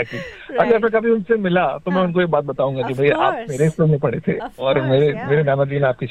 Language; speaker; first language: Hindi; native; Hindi